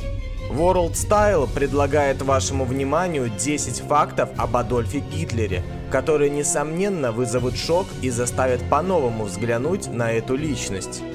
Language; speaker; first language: Russian; native; Russian